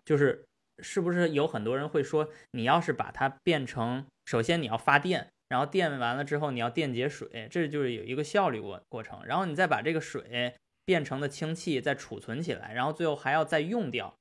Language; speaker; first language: Chinese; native; Chinese